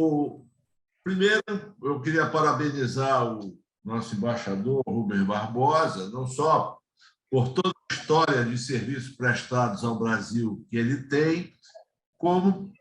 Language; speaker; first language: Portuguese; native; Portuguese